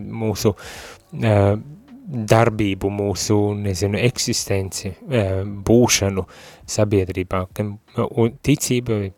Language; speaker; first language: Latvian; native; Latvian